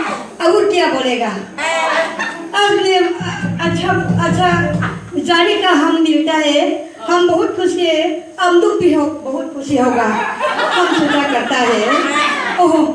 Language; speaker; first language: Hindi; non-native, local second language; Mizo